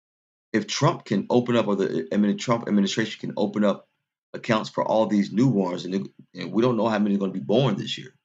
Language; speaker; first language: English; native; English